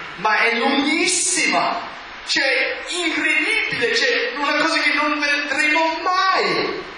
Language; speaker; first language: Italian; non-native, learner; English